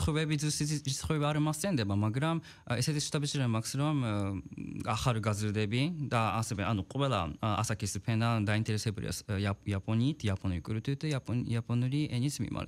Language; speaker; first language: Georgian; non-native, fluent; Japanese